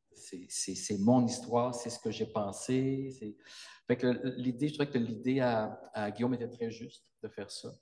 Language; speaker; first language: French; native; French